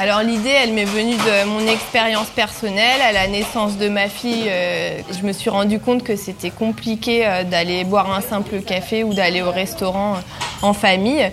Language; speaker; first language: French; native; French